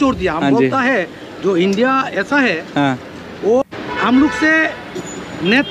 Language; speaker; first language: Hindi; non-native, learner; Bangla